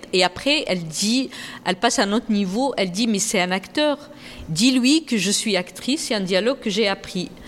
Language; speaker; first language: French; non-native, local second language; Arabic